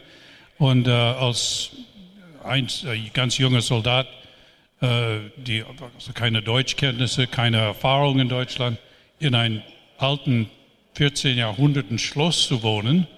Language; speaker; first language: German; non-native, fluent; English